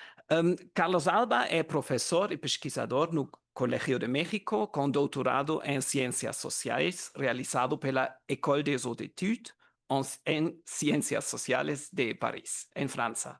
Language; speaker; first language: Portuguese; non-native, learner; German